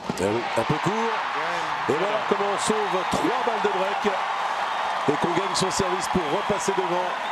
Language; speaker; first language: French; native; French